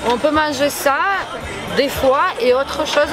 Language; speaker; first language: French; non-native, fluent; Ukrainian